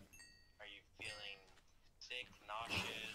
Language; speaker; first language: English; native; English